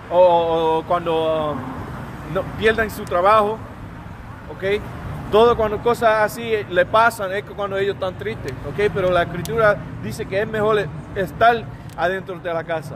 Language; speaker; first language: Spanish; early bilingual, heritage; Spanish